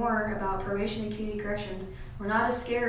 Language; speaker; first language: English; native; English